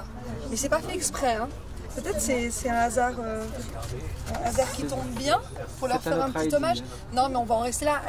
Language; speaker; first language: French; native; French